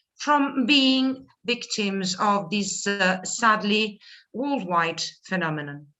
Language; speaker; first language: English; non-native, fluent; Italian